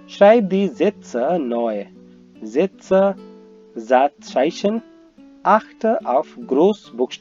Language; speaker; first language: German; non-native, learner; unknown